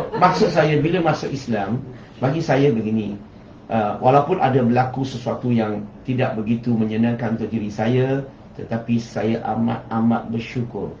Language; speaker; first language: Malay; non-native, local second language; Chinese